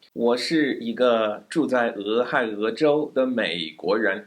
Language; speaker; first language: Chinese; non-native, fluent; English